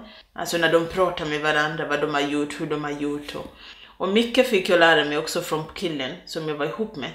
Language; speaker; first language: Swedish; non-native, fluent; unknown